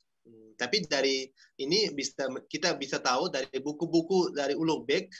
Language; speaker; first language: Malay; non-native, fluent; Uzbek